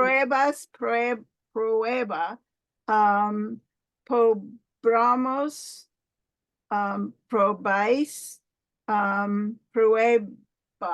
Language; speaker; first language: Spanish; non-native, learner; English